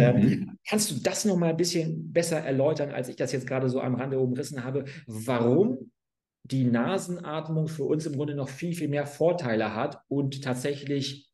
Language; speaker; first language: German; native; German